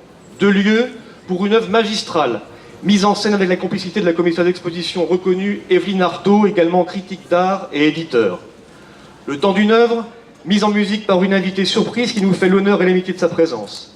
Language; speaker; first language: French; native; French